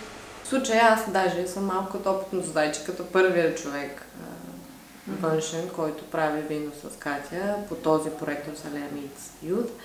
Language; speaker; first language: Bulgarian; native; Bulgarian